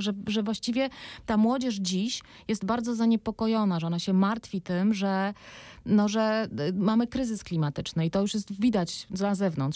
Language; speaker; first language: Polish; native; Polish